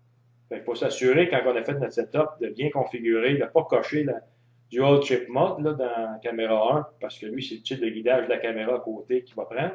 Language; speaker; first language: French; native; French